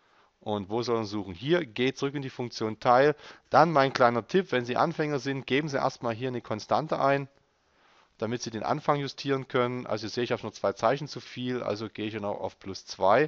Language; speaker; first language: German; native; German